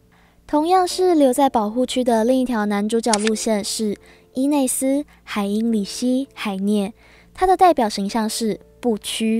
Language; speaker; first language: Chinese; native; Chinese